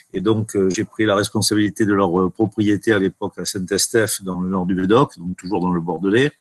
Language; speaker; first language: French; native; French